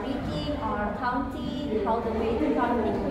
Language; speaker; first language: English; non-native, learner; Indonesian